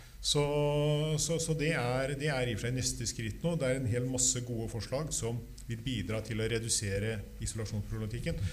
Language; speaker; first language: Norwegian; native; Norwegian